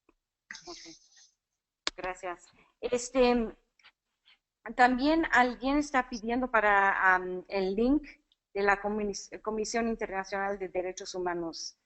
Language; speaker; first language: Spanish; non-native, fluent; English